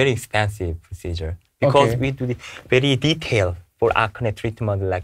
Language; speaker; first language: English; non-native, learner; Korean